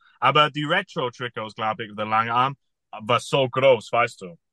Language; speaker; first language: German; non-native, learner; English